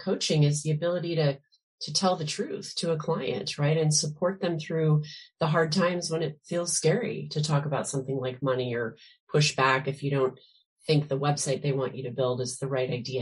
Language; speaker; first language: English; native; English